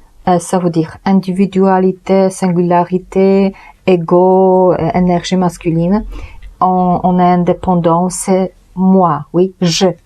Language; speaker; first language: French; non-native, fluent; Polish